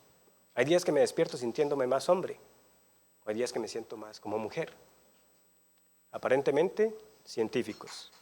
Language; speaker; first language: Spanish; native; Spanish